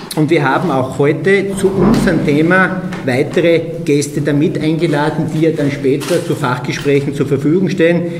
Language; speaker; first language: German; native; German